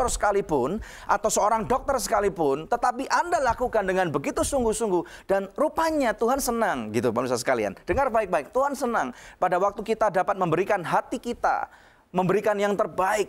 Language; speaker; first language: Indonesian; native; Indonesian